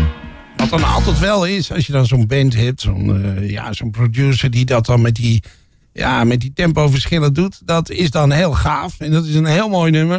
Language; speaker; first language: Dutch; native; Dutch